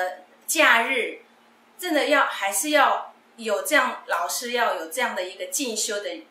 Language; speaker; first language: Chinese; non-native, local second language; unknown